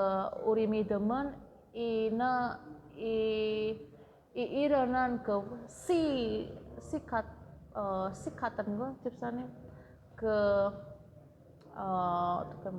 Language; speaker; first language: Korean; non-native, learner; Indonesian